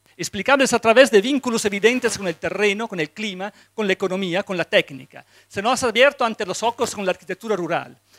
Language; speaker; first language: Spanish; non-native, fluent; Italian